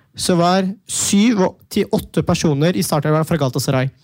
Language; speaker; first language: Norwegian; early bilingual, other home language; Turkish